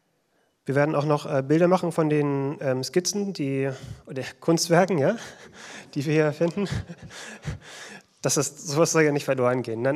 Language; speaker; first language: German; native; German